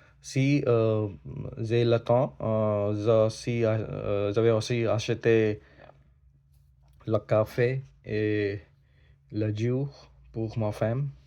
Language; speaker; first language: French; non-native, learner; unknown